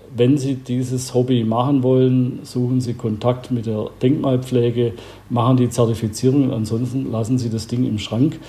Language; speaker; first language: German; native; German